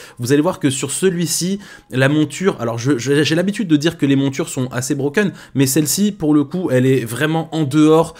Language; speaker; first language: French; native; French